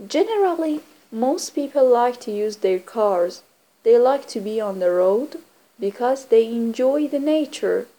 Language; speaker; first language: English; non-native, fluent; Persian